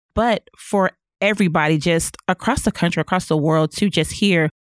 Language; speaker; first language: English; native; English